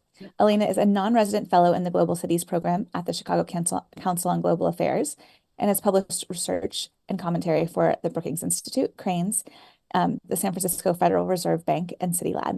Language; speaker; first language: English; native; English